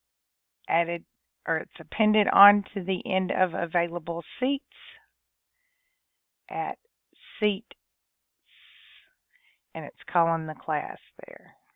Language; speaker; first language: English; native; English